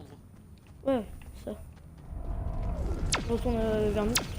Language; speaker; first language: French; native; French